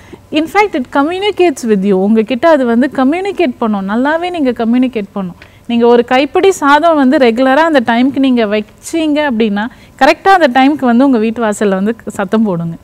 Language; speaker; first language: Tamil; native; Tamil